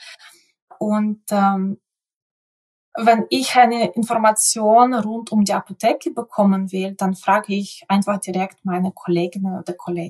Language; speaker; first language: German; non-native, local second language; Ukrainian